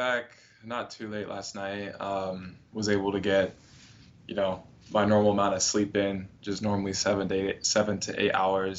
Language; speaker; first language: English; native; English